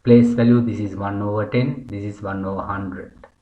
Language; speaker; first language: English; non-native, local second language; Sinhala